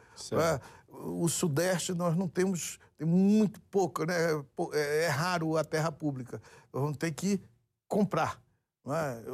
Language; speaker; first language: Portuguese; native; Portuguese